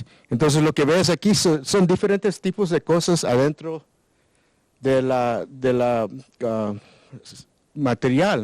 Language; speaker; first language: Spanish; non-native, learner; English